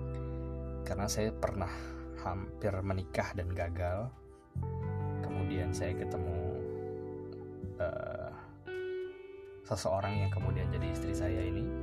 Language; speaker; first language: Indonesian; native; Indonesian